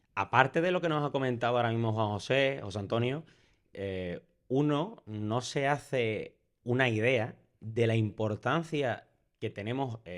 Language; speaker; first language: Spanish; native; Spanish